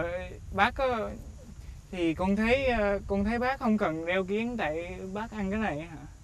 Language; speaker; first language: Vietnamese; early bilingual, heritage; Vietnamese